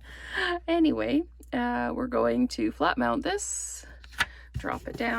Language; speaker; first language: English; native; English